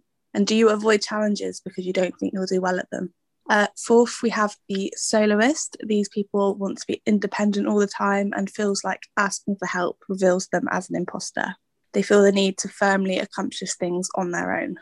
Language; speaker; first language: English; native; English